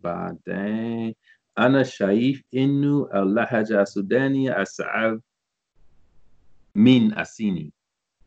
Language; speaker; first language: Arabic; non-native, learner; English